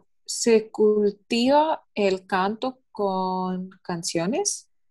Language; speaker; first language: Spanish; non-native, learner; English